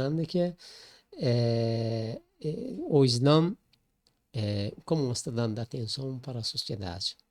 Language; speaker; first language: Portuguese; non-native, learner; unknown